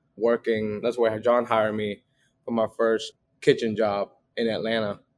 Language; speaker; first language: English; early bilingual, other home language; Vietnamese